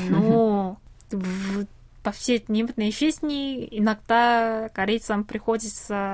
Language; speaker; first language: Russian; non-native, fluent; Korean